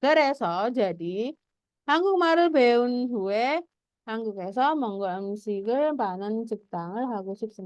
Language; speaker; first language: Korean; non-native, fluent; Indonesian